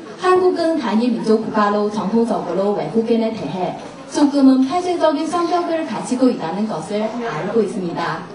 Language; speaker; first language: Korean; non-native, learner; Chinese